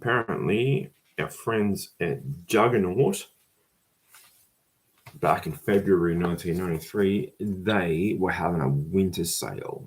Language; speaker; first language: English; native; English